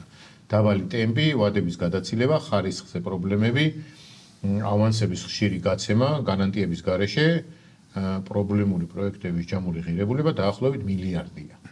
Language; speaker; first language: Georgian; native; Georgian